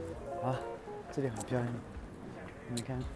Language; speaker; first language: Chinese; non-native, fluent; French